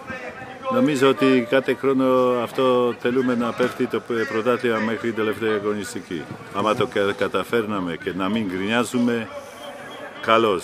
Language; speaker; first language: Greek; non-native, fluent; Polish